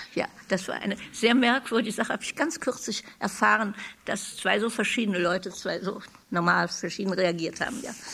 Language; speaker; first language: German; native; German